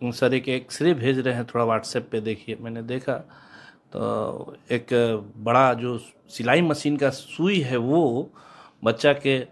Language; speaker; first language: Hindi; native; Hindi